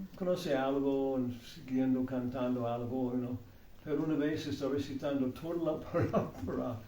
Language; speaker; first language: Spanish; non-native, learner; English